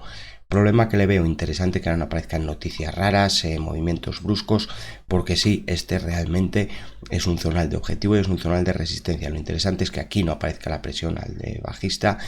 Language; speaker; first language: Spanish; native; Spanish